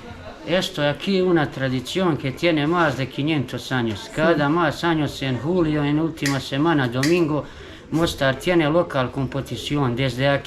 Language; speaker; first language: Spanish; non-native, learner; Bosnian